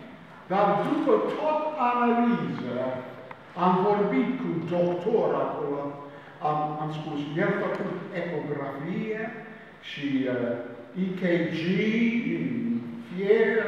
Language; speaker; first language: Romanian; non-native, learner; English